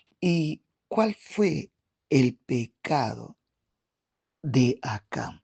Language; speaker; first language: Spanish; native; Spanish